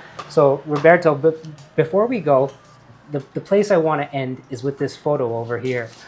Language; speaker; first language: English; early bilingual, heritage; English